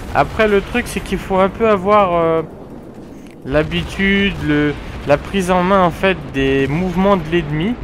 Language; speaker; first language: French; native; French